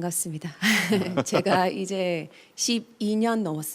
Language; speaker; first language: Korean; non-native, fluent; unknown